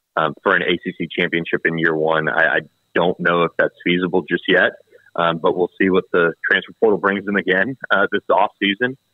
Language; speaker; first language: English; native; English